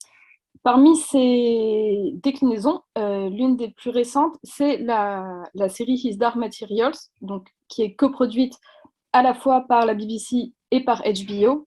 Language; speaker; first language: French; native; French